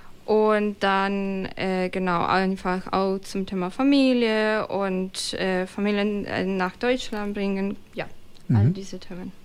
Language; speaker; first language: German; non-native, fluent; Spanish